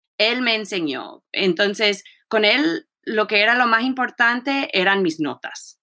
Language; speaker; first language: Spanish; early bilingual, heritage; Spanish